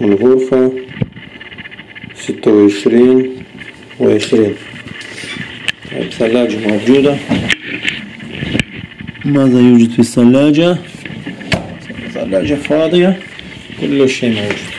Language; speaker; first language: Arabic; non-native, fluent; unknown